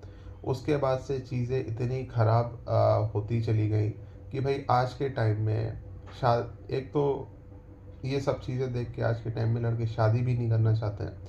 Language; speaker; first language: Hindi; native; Hindi